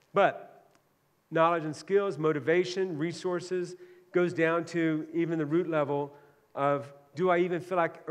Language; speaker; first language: English; native; English